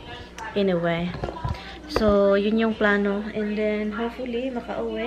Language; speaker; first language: Filipino; native; Filipino